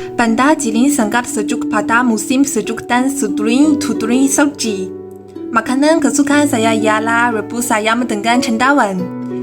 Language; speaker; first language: Malay; non-native, learner; Chinese